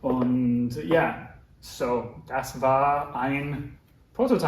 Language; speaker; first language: German; non-native, learner; English